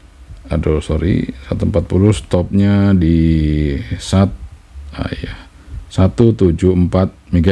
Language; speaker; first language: Indonesian; native; Indonesian